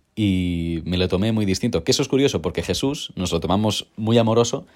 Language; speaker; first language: Spanish; native; Spanish